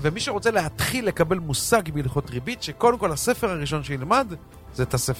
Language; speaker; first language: Hebrew; native; Hebrew